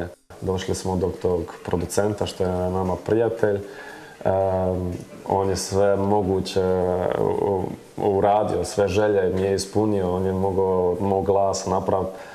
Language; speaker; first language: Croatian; early bilingual, heritage; Croatian